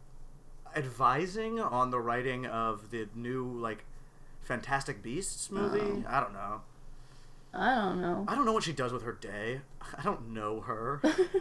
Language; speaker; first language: English; native; English